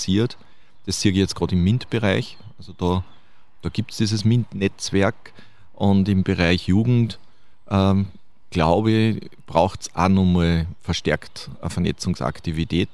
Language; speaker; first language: German; native; German